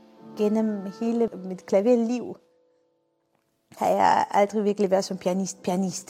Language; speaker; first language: Danish; non-native, fluent; Armenian